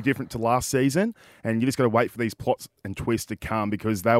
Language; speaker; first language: English; native; English